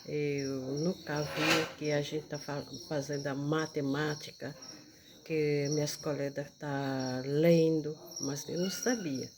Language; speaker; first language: Portuguese; non-native, local second language; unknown